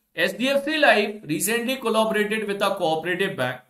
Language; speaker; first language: English; non-native, local second language; Hindi